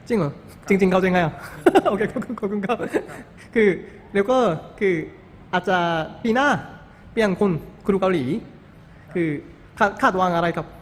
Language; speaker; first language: Thai; non-native, learner; Korean